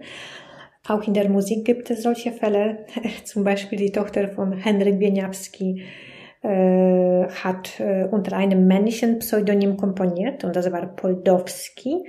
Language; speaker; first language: German; non-native, fluent; Polish